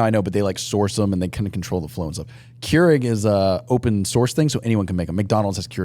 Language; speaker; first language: English; native; English